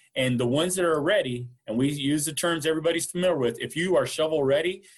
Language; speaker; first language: English; native; English